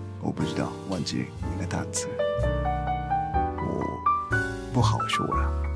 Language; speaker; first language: Chinese; non-native, learner; Japanese